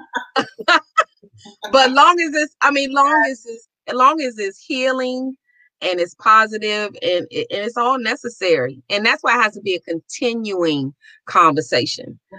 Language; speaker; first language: English; native; English